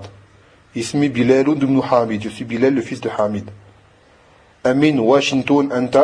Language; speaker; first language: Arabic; non-native, fluent; French